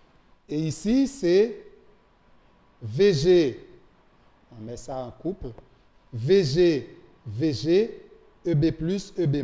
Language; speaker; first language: French; non-native, local second language; Haitian Creole